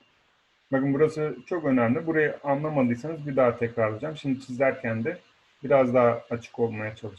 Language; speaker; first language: Turkish; native; Turkish